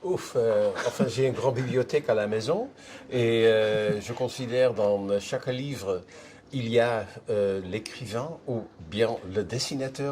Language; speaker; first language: French; non-native, fluent; Dutch